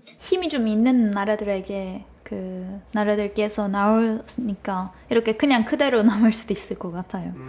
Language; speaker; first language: Korean; non-native, fluent; Turkish